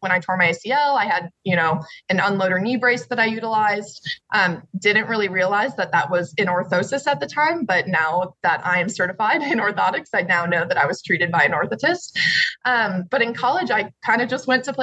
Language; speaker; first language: English; native; English